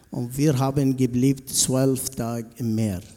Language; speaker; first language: German; non-native, learner; Arabic